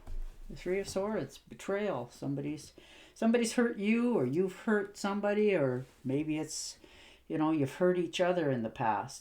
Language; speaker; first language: English; native; English